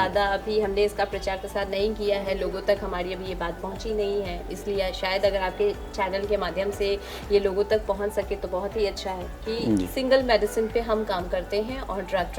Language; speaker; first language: Hindi; native; Hindi